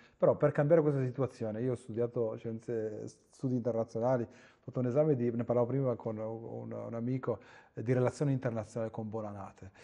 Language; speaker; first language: Italian; non-native, fluent; Arabic